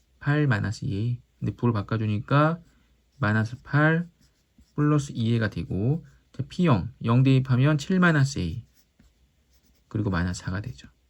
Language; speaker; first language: Korean; native; Korean